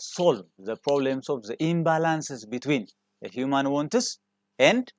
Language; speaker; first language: English; non-native, local second language; Amharic